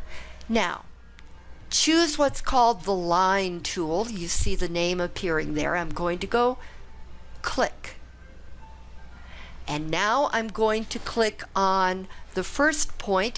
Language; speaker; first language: English; native; English